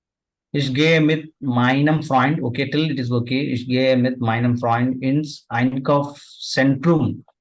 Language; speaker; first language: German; non-native, fluent; Tamil